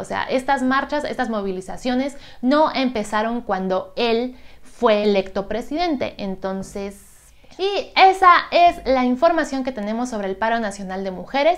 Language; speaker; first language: Spanish; native; Spanish